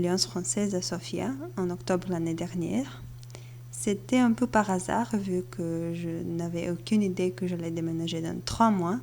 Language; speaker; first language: French; non-native, fluent; Bulgarian